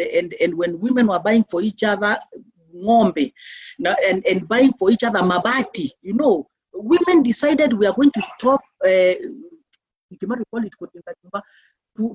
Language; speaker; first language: English; non-native, local second language; Meru